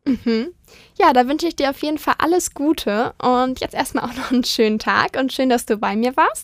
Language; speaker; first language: German; native; German